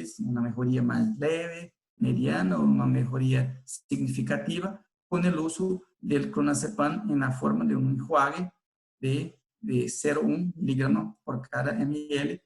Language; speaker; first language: Spanish; non-native, fluent; Portuguese